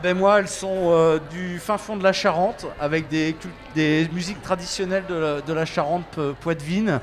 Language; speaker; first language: French; native; French